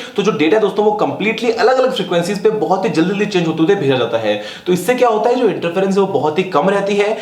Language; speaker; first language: Hindi; native; Hindi